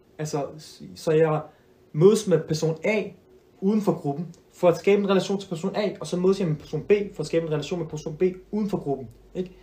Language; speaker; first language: Danish; early bilingual, other home language; Arabic